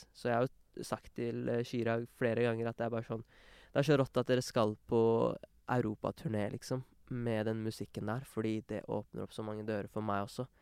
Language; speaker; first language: Norwegian; early bilingual, other home language; Urdu